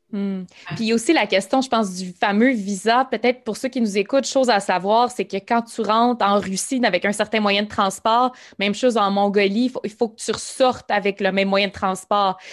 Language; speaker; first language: French; native; French